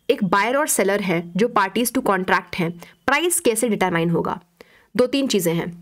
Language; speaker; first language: Hindi; native; Hindi